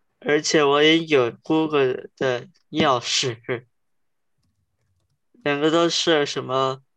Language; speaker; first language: Chinese; early bilingual, heritage; Chinese